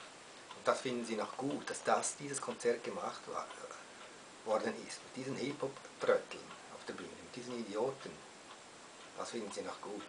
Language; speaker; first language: German; native; German